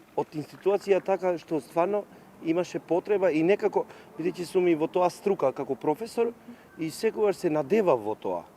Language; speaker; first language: Macedonian; non-native, local second language; Albanian